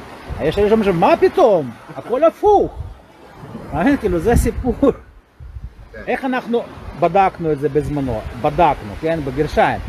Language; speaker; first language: Hebrew; non-native, fluent; Russian